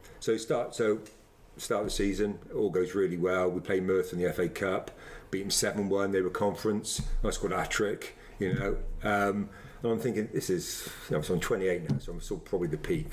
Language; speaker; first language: English; native; English